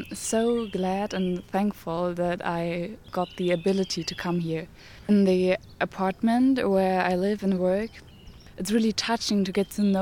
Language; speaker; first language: English; non-native, fluent; German